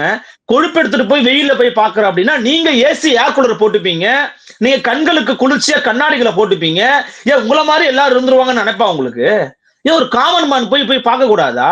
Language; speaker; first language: Tamil; native; Tamil